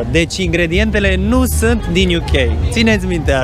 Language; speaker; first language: Romanian; native; Romanian